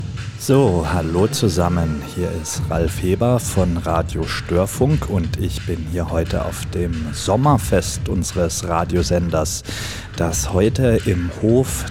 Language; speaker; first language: German; native; German